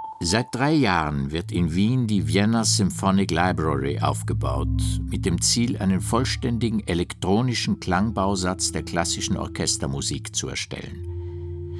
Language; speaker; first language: German; native; German